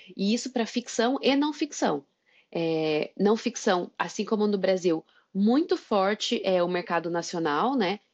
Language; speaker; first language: Portuguese; native; Portuguese